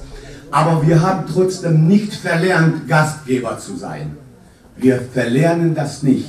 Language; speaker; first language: German; non-native, fluent; Kurdish